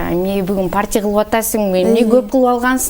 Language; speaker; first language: Kyrgyz; early bilingual, heritage; Kyrgyz